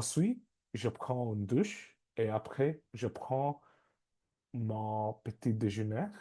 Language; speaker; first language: French; non-native, learner; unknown